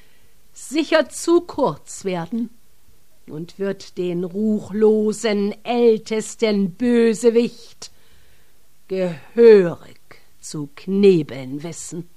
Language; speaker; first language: German; native; German